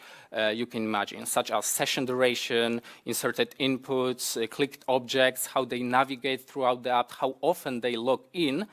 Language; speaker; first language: English; non-native, fluent; Polish